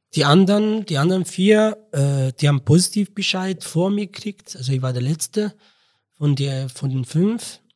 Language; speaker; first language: German; non-native, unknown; Arabic